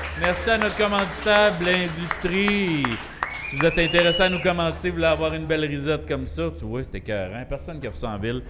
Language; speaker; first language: French; native; French